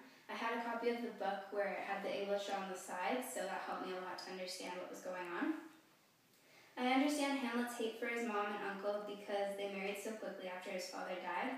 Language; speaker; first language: English; native; English